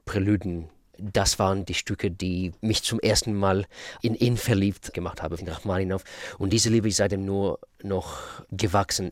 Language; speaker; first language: German; non-native, fluent; Russian